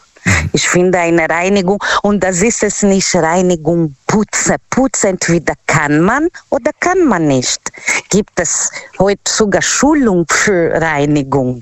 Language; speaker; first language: German; non-native, learner; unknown